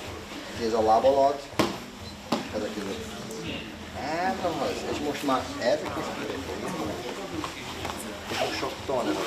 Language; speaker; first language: Hungarian; non-native, learner; Portuguese